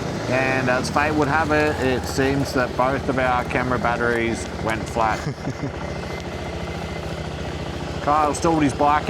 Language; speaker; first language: English; native; English